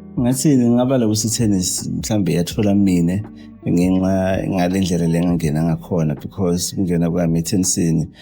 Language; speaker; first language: Zulu; non-native, local second language; Swati